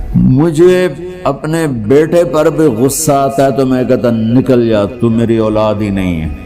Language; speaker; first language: Urdu; non-native, local second language; Punjabi